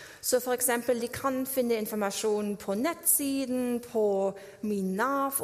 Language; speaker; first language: Norwegian; non-native, fluent; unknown